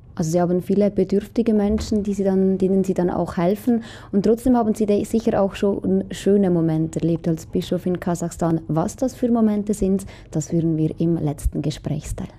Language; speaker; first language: German; native; German